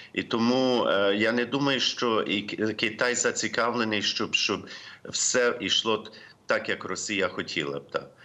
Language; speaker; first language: Ukrainian; early bilingual, heritage; Ukrainian